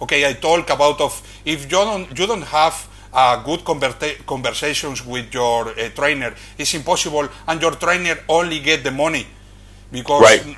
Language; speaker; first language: English; non-native, learner; Spanish